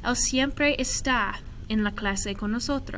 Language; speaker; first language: Spanish; non-native, fluent; English